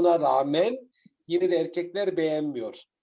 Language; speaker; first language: Turkish; native; Turkish